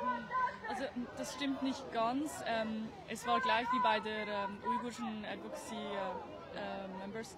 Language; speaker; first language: German; early bilingual, other home language; Tibetan